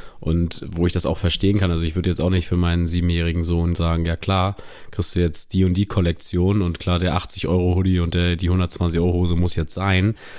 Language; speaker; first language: German; native; German